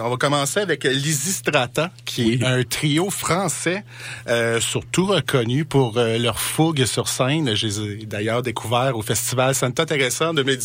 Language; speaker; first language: French; native; French